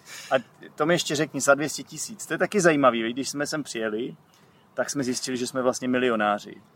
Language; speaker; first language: Czech; native; Czech